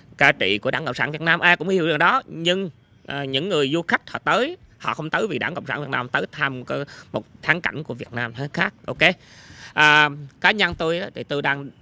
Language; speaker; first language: Vietnamese; native; Vietnamese